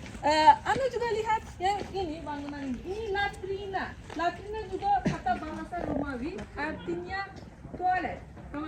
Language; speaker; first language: Indonesian; non-native, learner; Turkish